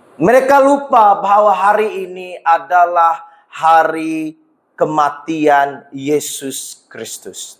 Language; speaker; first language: Malay; non-native, local second language; Iban